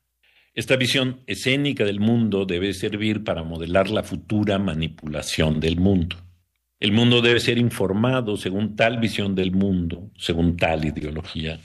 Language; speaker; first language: Spanish; native; Spanish